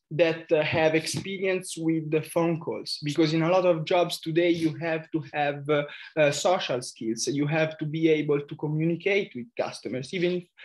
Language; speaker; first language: English; non-native, fluent; Italian